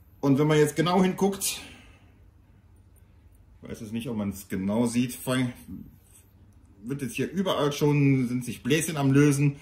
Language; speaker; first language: German; native; German